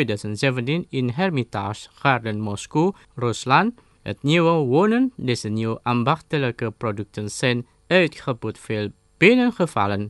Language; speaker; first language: Dutch; non-native, fluent; Indonesian